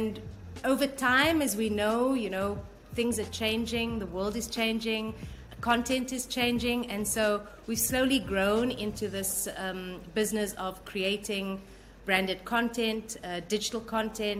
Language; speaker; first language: English; native; English